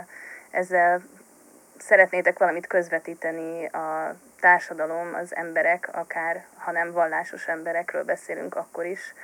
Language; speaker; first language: Hungarian; native; Hungarian